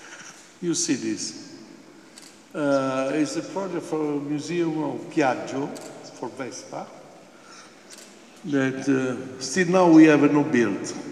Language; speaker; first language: English; non-native, fluent; Italian